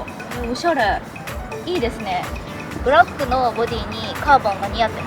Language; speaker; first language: Japanese; native; Japanese